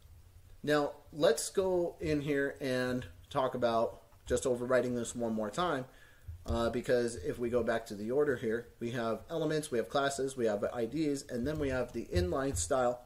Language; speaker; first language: English; native; English